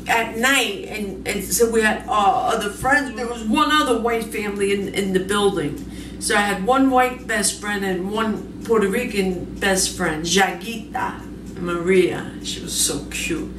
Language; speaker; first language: English; native; English